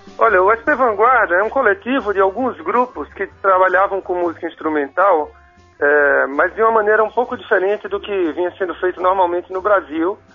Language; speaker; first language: Portuguese; native; Portuguese